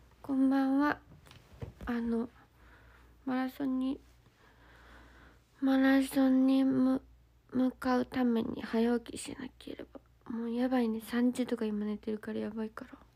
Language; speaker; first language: Japanese; native; Japanese